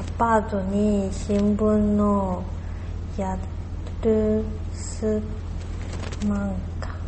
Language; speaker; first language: Japanese; non-native, learner; Chinese